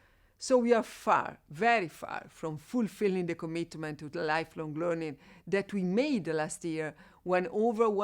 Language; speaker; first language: English; non-native, fluent; Italian